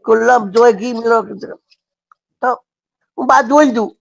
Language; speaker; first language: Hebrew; non-native, learner; Arabic